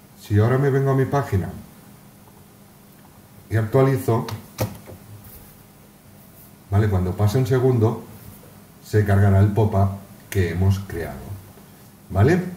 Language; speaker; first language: Spanish; native; Spanish